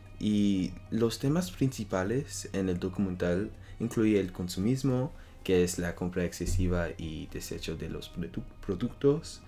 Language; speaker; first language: Spanish; non-native, learner; French